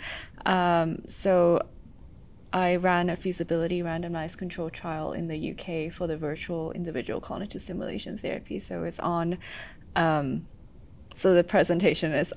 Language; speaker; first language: English; non-native, local second language; Cantonese